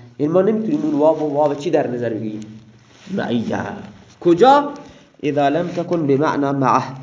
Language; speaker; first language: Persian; non-native, local second language; Baluchi